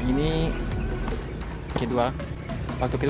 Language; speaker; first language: Indonesian; non-native, fluent; French